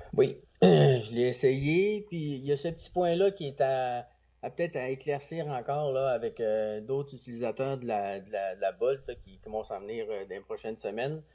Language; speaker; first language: French; native; French